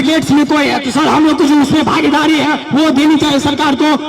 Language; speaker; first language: Hindi; native; Hindi